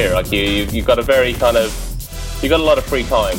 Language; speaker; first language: English; native; English